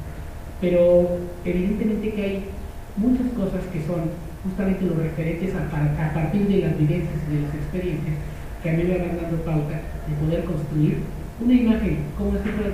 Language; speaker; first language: Spanish; native; Spanish